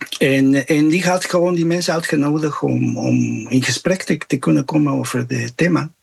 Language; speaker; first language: Dutch; non-native, fluent; Spanish